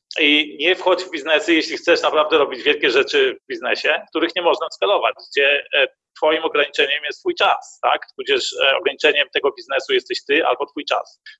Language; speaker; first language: Polish; early bilingual, heritage; Polish